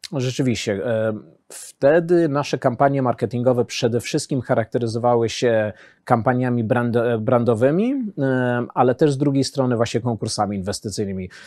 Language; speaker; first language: Polish; early bilingual, heritage; Polish